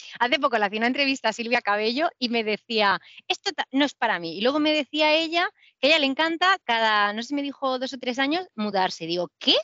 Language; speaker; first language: Spanish; native; Spanish